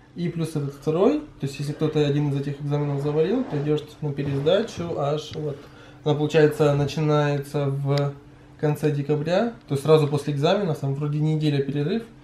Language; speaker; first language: Russian; early bilingual, heritage; Russian